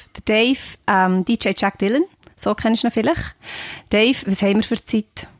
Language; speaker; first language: German; native; German